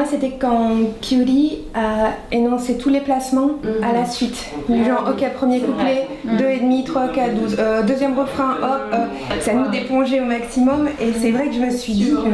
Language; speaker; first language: French; non-native, learner; Japanese